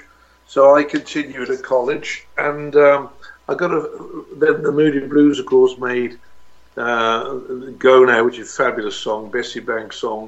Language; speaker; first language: English; native; English